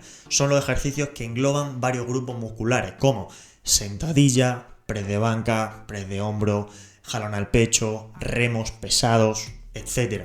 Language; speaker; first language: Spanish; native; Spanish